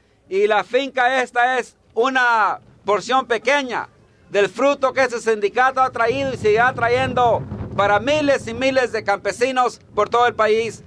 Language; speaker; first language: Spanish; early bilingual, heritage; Spanish